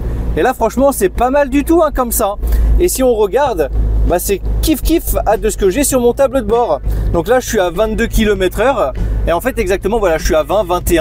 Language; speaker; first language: French; native; French